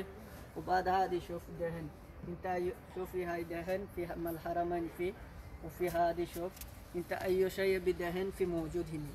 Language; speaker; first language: Arabic; non-native, learner; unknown